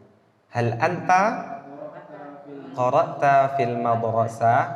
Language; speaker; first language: Arabic; non-native, fluent; Indonesian